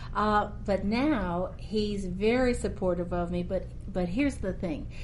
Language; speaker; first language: English; native; English